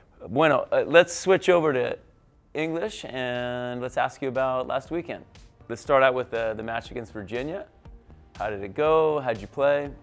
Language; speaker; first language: English; native; English